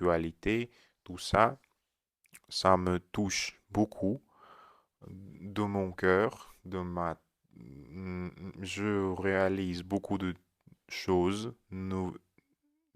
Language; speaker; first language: French; non-native, learner; Russian